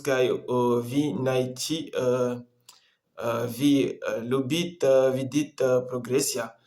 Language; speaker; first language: Russian; non-native, learner; Comorian